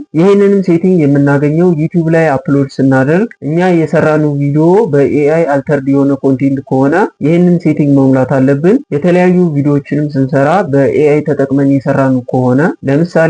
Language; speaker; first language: Amharic; native; Amharic